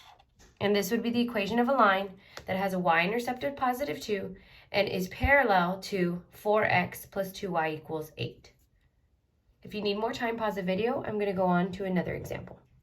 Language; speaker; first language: English; native; English